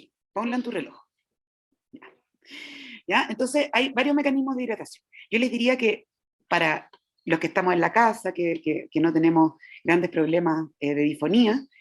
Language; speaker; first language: Spanish; native; Spanish